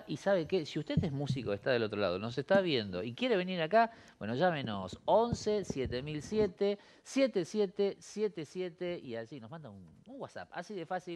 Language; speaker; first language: Spanish; native; Spanish